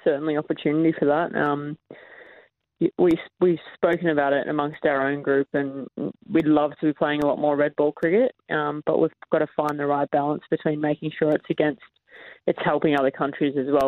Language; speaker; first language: English; native; English